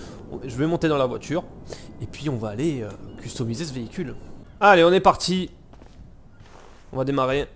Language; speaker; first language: French; native; French